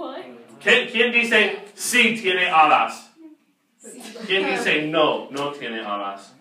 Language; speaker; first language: Spanish; non-native, fluent; English